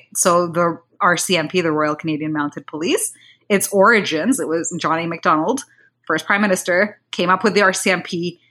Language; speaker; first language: English; non-native, local second language; Kinyarwanda